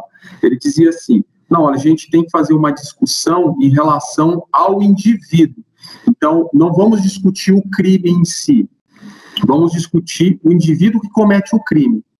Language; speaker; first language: Portuguese; native; Portuguese